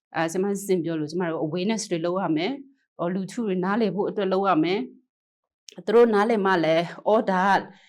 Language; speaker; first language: Burmese; non-native, local second language; Kachin